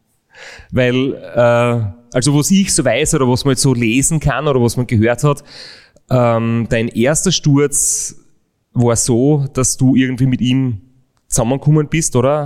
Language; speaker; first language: German; native; German